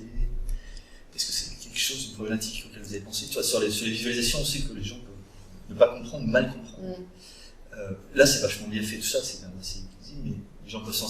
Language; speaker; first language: French; native; French